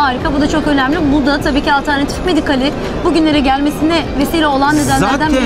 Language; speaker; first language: Turkish; native; Turkish